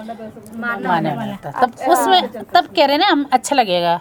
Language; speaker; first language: Hindi; non-native, local second language; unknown